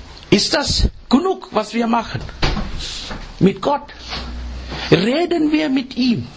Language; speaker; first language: German; non-native, learner; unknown